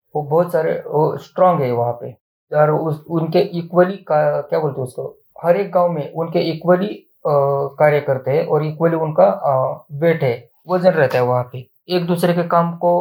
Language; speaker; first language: Hindi; non-native, local second language; Marathi